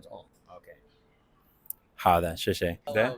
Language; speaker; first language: Chinese; non-native, learner; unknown